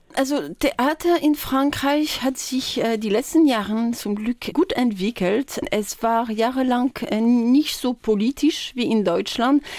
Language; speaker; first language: German; non-native, fluent; French